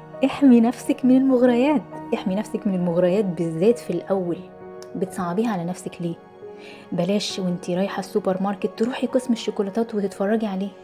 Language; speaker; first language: Arabic; native; Arabic